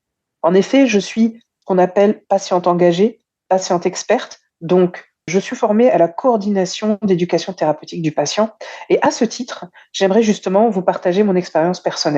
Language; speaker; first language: French; native; French